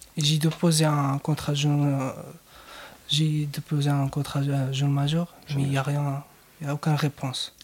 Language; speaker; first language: French; non-native, local second language; Arabic